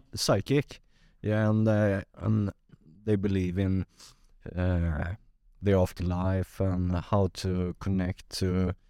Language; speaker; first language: English; non-native, fluent; Swedish